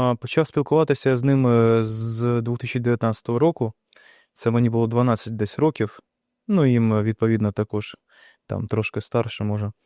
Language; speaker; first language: Ukrainian; non-native, local second language; Russian